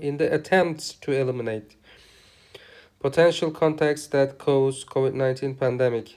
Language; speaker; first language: English; non-native, fluent; Turkish